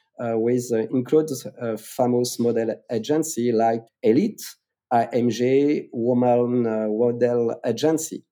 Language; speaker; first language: English; non-native, fluent; French